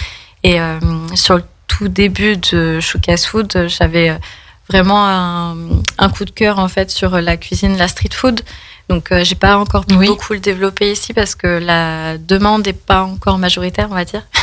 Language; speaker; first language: French; native; French